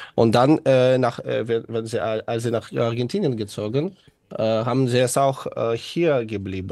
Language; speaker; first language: German; non-native, learner; Russian